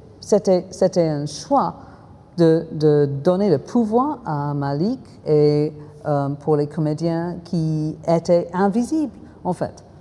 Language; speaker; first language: French; non-native, fluent; English